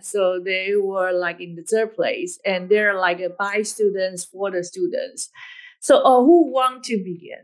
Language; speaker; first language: English; non-native, fluent; Chinese